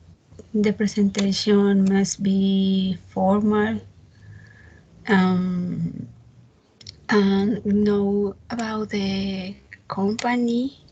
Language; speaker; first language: English; non-native, learner; Spanish